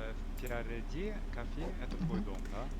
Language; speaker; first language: Russian; non-native, learner; English